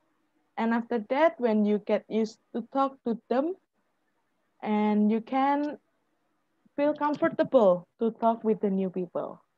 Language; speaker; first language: English; non-native, fluent; Indonesian